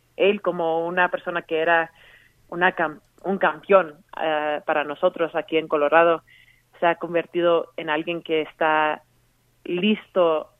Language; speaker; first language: Spanish; early bilingual, heritage; Spanish